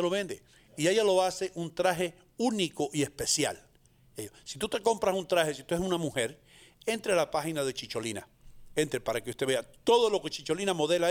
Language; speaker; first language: Spanish; native; Spanish